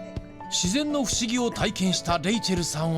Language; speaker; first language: Japanese; native; Japanese